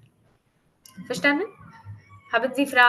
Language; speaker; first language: German; non-native, learner; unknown